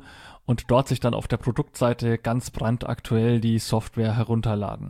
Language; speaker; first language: German; native; German